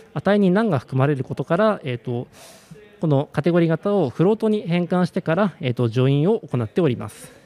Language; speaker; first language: Japanese; native; Japanese